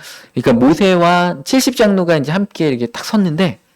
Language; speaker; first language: Korean; native; Korean